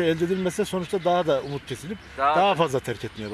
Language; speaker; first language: Turkish; native; Turkish